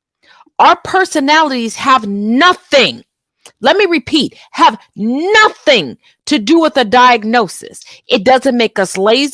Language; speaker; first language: English; native; English